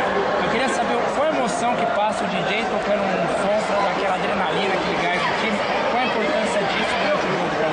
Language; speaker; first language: Portuguese; native; Portuguese